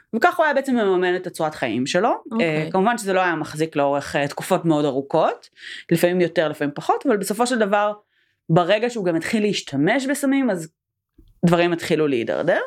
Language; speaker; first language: Hebrew; native; Hebrew